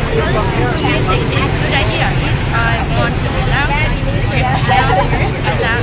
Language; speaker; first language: English; non-native, learner; Vietnamese